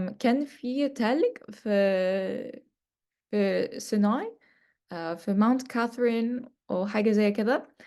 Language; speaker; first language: Egyptian Arabic; non-native, learner; English